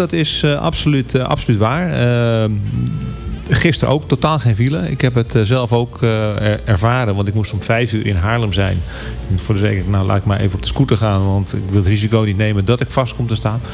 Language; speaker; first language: Dutch; native; Dutch